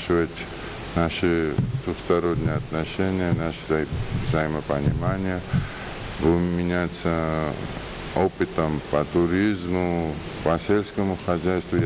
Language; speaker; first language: Russian; non-native, fluent; Georgian